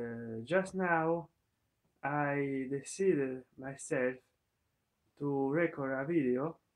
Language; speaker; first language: English; non-native, learner; Italian